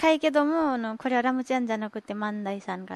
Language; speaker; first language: Japanese; non-native, learner; Nepali